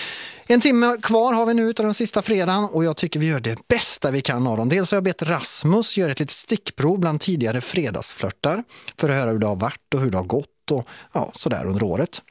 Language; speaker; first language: Swedish; native; Swedish